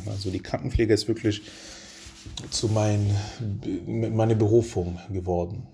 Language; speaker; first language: German; early bilingual, other home language; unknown